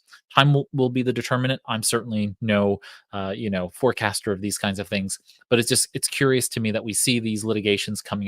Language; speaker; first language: English; native; English